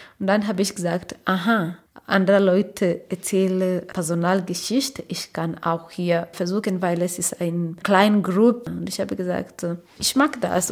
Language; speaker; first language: German; non-native, learner; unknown